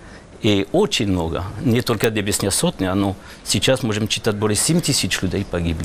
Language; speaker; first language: Russian; non-native, learner; French